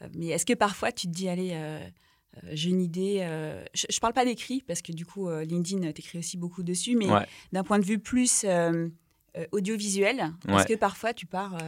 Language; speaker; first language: French; native; French